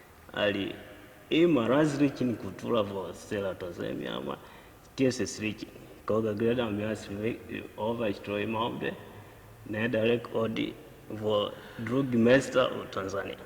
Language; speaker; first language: Macedonian; non-native, learner; Swahili